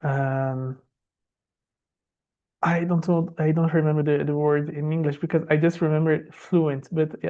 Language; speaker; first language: English; non-native, learner; Portuguese